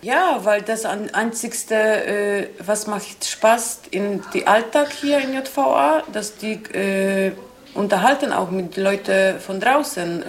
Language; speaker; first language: German; non-native, learner; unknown